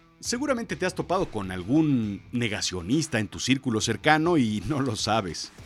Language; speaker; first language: Spanish; native; Spanish